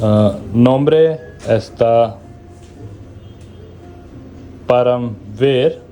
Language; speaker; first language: Spanish; non-native, learner; Hindi